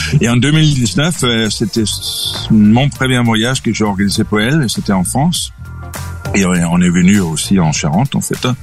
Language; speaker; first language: French; non-native, fluent; Danish